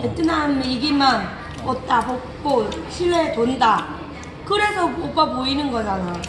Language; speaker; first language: Korean; non-native, learner; Vietnamese